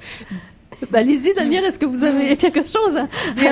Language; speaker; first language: French; native; French